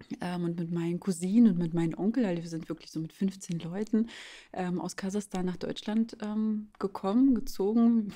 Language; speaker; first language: German; early bilingual, other home language; Russian